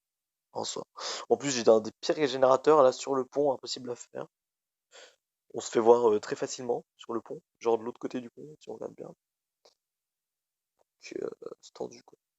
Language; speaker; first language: French; native; French